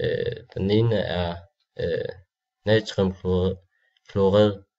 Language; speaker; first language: Danish; non-native, learner; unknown